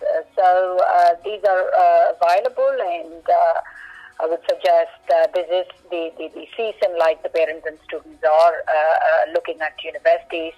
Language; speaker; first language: English; non-native, local second language; Malayalam